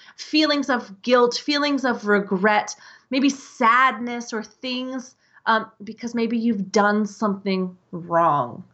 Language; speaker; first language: English; native; English